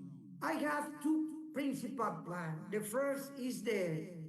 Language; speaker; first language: English; non-native, learner; Spanish